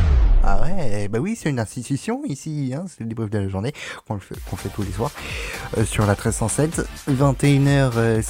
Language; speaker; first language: French; native; French